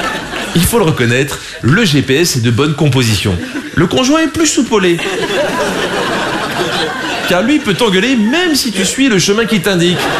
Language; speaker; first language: French; native; French